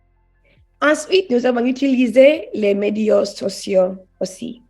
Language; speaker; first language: French; non-native, learner; English